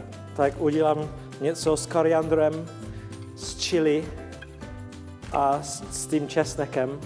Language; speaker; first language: Czech; non-native, learner; English